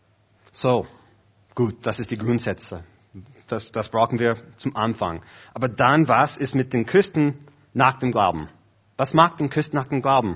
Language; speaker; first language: German; non-native, fluent; English